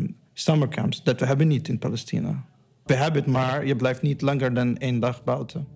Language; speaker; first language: Dutch; non-native, learner; Arabic